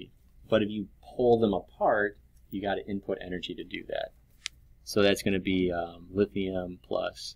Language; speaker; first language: English; native; English